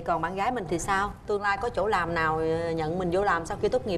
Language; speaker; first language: Vietnamese; native; Vietnamese